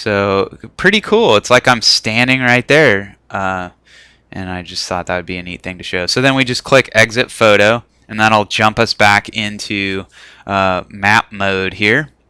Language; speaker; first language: English; native; English